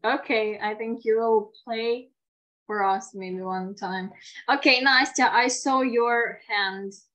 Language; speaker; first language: English; non-native, fluent; Ukrainian